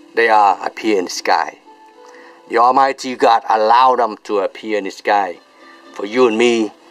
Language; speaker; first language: English; non-native, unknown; Vietnamese